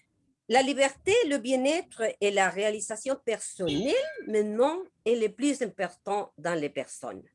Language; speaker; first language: French; non-native, learner; Spanish